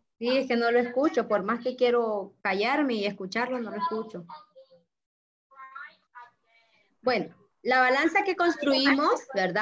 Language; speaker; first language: Spanish; native; Spanish